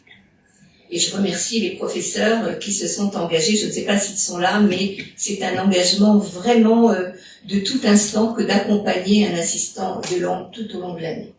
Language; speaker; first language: French; native; French